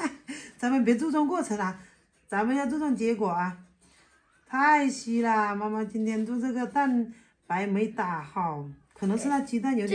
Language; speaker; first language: Chinese; native; Chinese